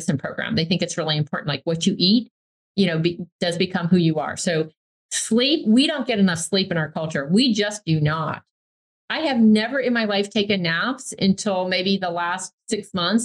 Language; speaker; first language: English; native; English